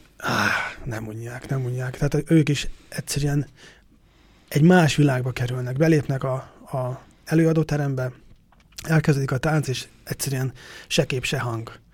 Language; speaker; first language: Hungarian; native; Hungarian